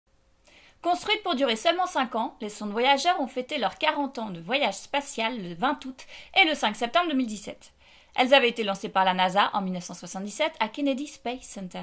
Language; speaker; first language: French; native; French